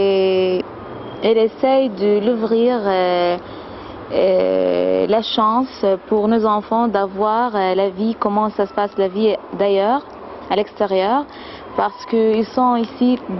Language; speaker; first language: French; non-native, fluent; Arabic